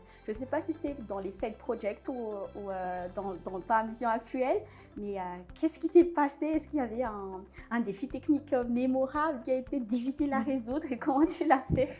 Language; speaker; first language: French; non-native, local second language; Malagasy